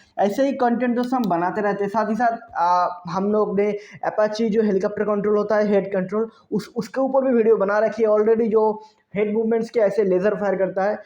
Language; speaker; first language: Hindi; non-native, local second language; Bangla